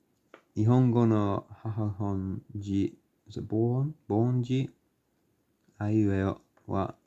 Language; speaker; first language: Japanese; non-native, learner; English